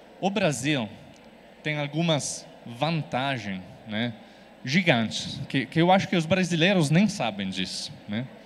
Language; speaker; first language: Portuguese; non-native, fluent; Italian